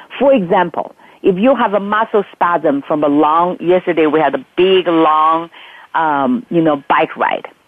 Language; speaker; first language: English; non-native, fluent; Chinese